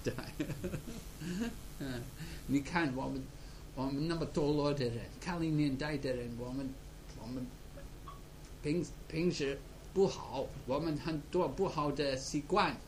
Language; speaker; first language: Chinese; non-native, fluent; English